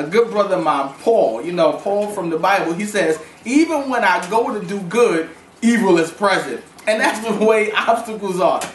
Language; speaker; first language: English; native; English